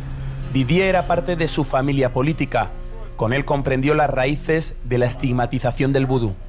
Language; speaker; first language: Spanish; native; Spanish